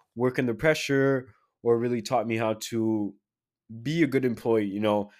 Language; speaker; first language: English; native; English